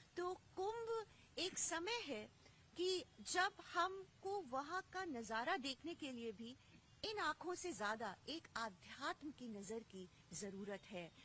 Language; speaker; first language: Hindi; native; Hindi